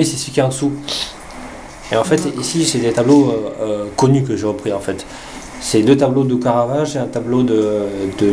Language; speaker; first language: French; native; French